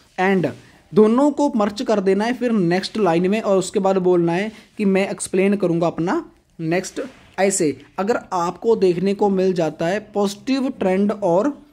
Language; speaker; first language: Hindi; non-native, local second language; Punjabi